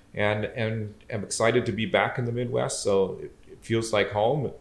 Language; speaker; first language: English; native; English